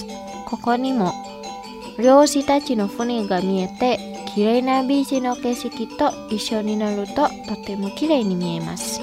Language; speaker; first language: Japanese; non-native, fluent; Indonesian